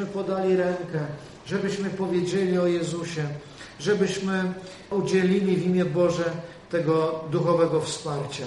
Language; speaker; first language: Polish; native; Polish